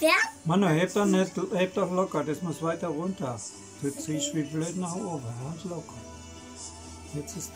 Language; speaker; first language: German; native; German